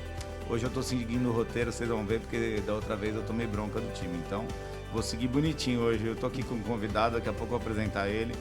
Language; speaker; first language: Portuguese; native; Portuguese